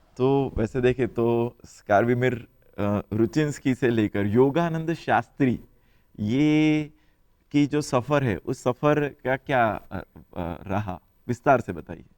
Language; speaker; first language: Hindi; non-native, local second language; Gujarati